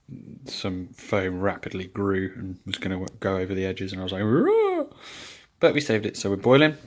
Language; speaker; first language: English; native; English